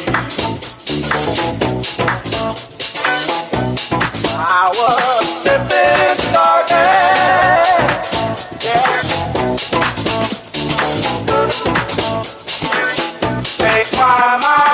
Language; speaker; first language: English; non-native, fluent; Slovenian